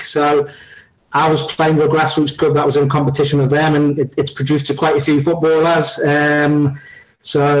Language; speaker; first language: English; native; English